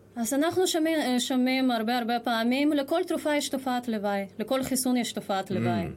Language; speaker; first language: Hebrew; non-native, fluent; Russian